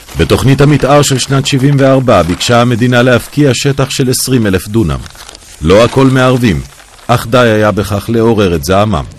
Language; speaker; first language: Hebrew; native; Hebrew